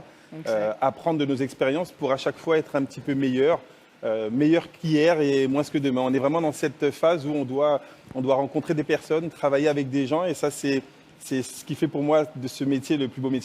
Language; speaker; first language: French; native; French